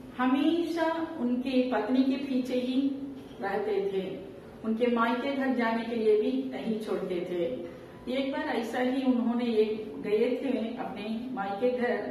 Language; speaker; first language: Hindi; non-native, local second language; Tamil